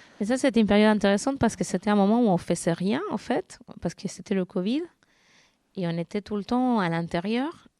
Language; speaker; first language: French; non-native, fluent; Spanish